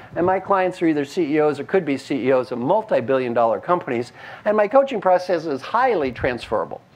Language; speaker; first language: English; native; English